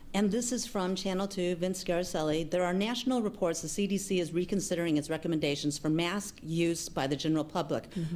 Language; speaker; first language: English; native; English